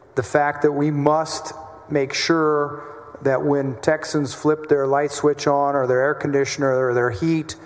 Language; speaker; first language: English; native; English